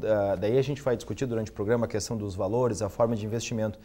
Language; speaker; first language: Portuguese; native; Portuguese